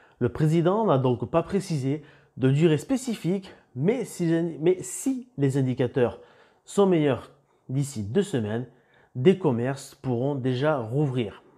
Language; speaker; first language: French; native; French